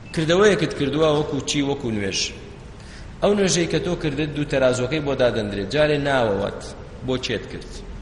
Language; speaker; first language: Central Kurdish; non-native, local second language; Kurdish